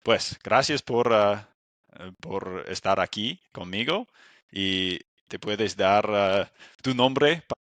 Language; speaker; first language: Spanish; non-native, fluent; English